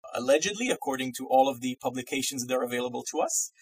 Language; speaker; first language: English; non-native, fluent; Hebrew